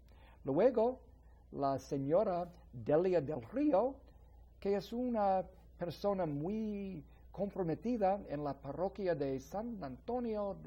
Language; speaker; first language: Spanish; non-native, fluent; English